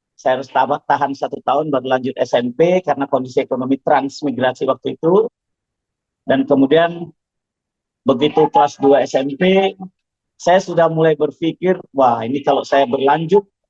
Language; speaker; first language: Indonesian; non-native, local second language; Javanese